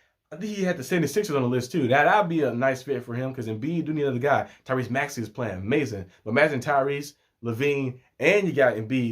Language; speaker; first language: English; native; English